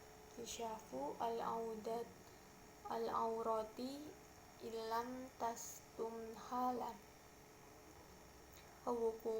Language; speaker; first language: Arabic; non-native, learner; Indonesian